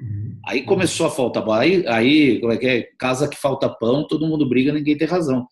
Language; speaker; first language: Portuguese; native; Portuguese